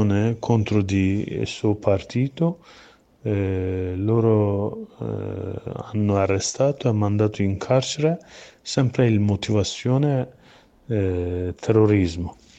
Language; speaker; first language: Italian; non-native, learner; Kurdish